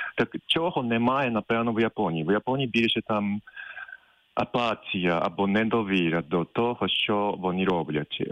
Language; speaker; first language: Ukrainian; non-native, fluent; Japanese